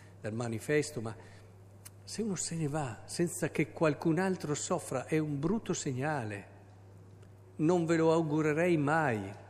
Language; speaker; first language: Italian; native; Italian